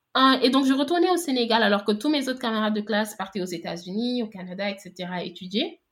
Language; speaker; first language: French; non-native, local second language; Wolof